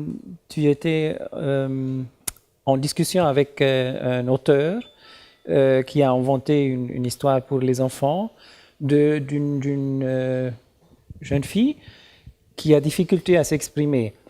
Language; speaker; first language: French; non-native, learner; German